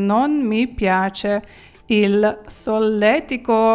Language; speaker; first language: Italian; non-native, fluent; Ukrainian